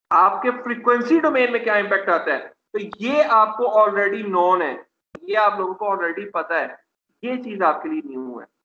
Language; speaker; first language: Urdu; non-native, local second language; Punjabi